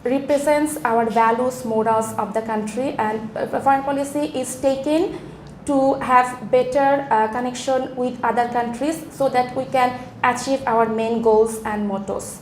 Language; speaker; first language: English; non-native, local second language; Bangla